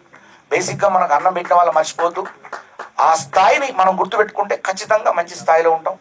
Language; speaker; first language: Telugu; native; Telugu